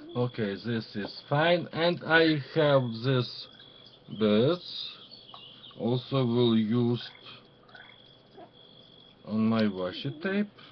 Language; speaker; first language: English; non-native, learner; Ukrainian